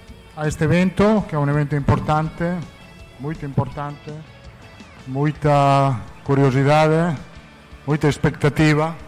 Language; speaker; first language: Portuguese; non-native, fluent; Italian